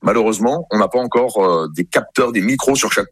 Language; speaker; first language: French; native; French